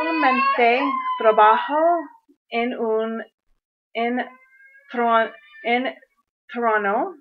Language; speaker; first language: Spanish; non-native, learner; English